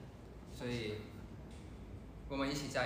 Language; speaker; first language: Chinese; non-native, learner; Thai